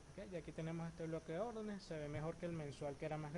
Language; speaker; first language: Spanish; native; Spanish